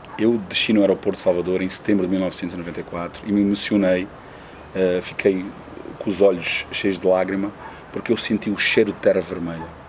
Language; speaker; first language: Portuguese; native; Portuguese